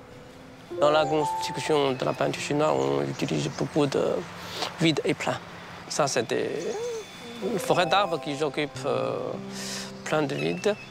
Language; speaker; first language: French; non-native, fluent; Chinese